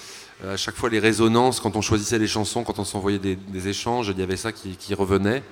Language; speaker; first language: French; native; French